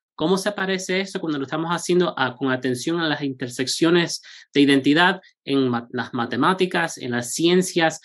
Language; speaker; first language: Spanish; early bilingual, heritage; Spanish